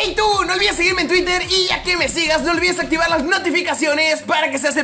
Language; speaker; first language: Spanish; native; Spanish